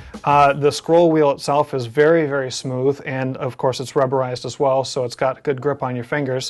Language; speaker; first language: English; native; English